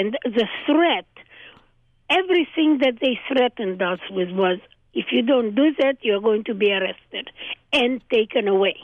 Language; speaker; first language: English; non-native, fluent; Hungarian